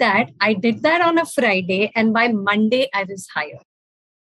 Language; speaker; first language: English; non-native, local second language; Punjabi